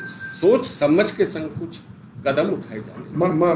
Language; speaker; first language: Hindi; native; Hindi